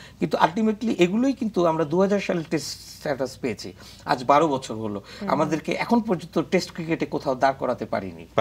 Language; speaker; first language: Bangla; native; Bangla